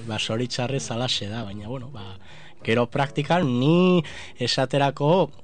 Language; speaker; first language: Basque; non-native, local second language; Spanish